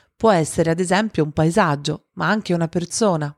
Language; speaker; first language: Italian; native; Italian